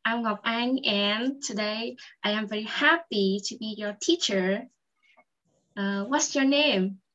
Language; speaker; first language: English; non-native, fluent; Vietnamese